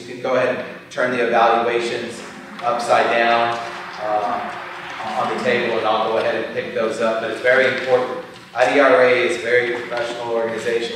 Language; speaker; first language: English; native; English